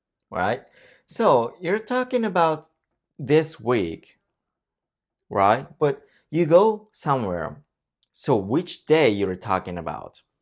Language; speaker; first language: English; non-native, fluent; Japanese